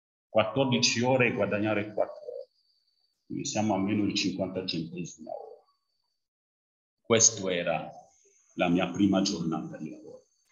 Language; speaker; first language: Italian; non-native, fluent; French